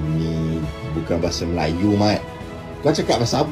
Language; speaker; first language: Malay; native; Malay